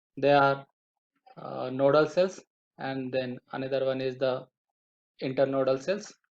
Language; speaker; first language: English; non-native, local second language; Telugu